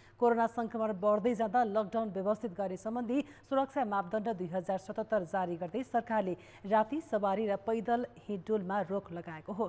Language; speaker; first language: Nepali; native; Nepali